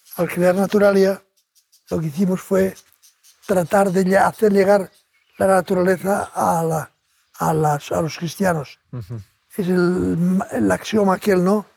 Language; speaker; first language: Spanish; native; Spanish